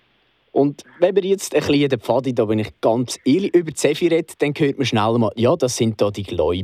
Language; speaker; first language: German; native; German